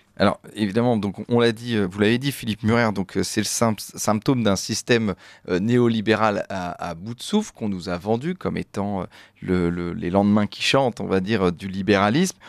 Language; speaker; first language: French; native; French